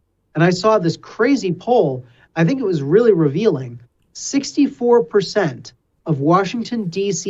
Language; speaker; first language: English; native; English